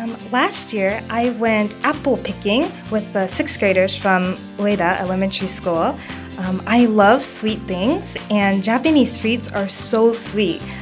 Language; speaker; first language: English; native; English